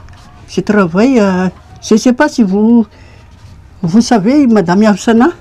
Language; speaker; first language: French; non-native, local second language; Malagasy